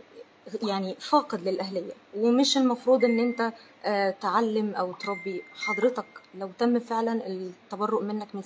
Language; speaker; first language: Arabic; native; Arabic